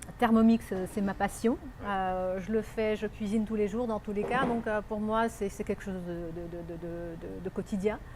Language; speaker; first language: French; non-native, local second language; Arabic